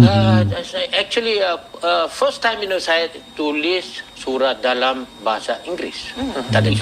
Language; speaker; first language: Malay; non-native, fluent; Korean